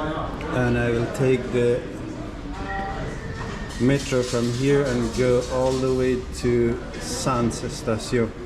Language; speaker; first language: English; non-native, fluent; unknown